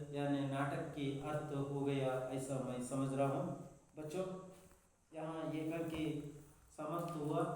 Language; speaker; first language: Hindi; non-native, local second language; Kannada